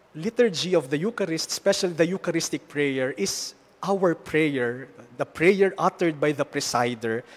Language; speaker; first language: English; non-native, local second language; Filipino